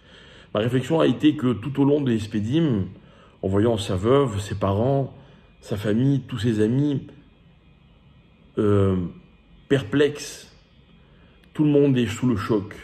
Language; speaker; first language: French; native; French